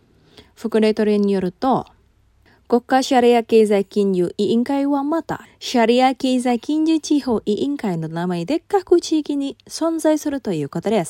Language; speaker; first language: Japanese; non-native, fluent; Indonesian